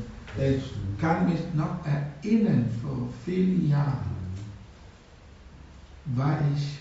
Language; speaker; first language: German; non-native, learner; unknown